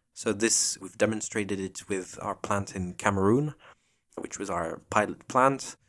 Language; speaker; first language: English; non-native, fluent; French